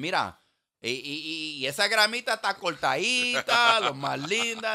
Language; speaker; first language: Spanish; early bilingual, heritage; Spanish